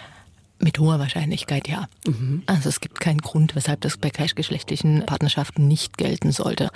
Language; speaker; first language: German; native; German